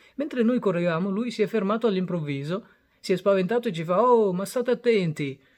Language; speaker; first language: Italian; early bilingual, other home language; Bangla